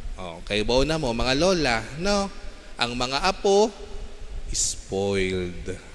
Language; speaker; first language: Cebuano; non-native, local second language; Filipino